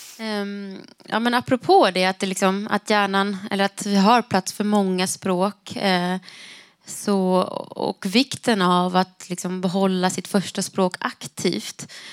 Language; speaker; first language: Swedish; native; Swedish